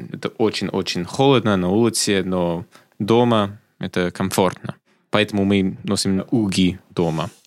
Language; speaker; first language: Russian; non-native, fluent; English